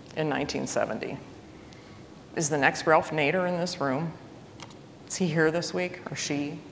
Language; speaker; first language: English; native; English